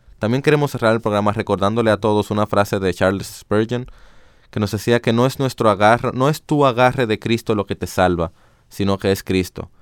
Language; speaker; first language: Spanish; native; Spanish